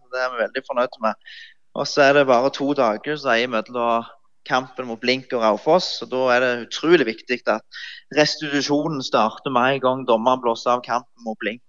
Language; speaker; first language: Norwegian; native; Norwegian